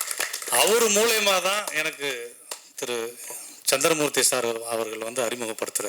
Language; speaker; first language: Tamil; native; Tamil